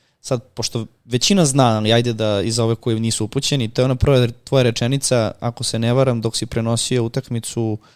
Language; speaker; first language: Serbian; native; Serbian